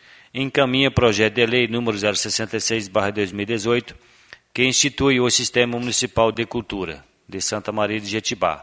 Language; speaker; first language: Portuguese; native; Portuguese